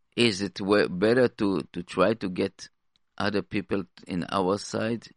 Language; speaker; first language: English; non-native, fluent; Hebrew